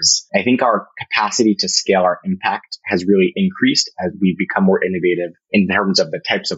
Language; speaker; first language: English; native; English